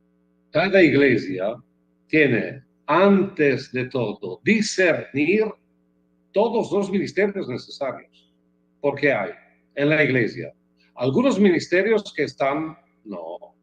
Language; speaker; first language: Spanish; non-native, fluent; Italian